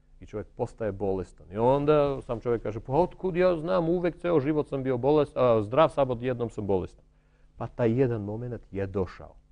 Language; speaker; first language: Croatian; non-native, fluent; Armenian